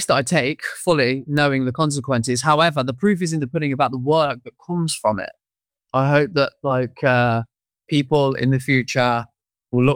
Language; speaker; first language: English; native; English